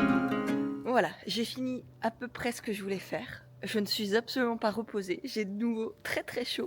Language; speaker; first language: French; native; French